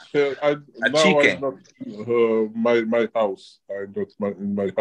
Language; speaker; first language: English; non-native, learner; Georgian